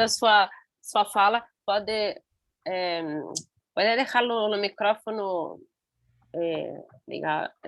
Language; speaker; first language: Portuguese; non-native, learner; Spanish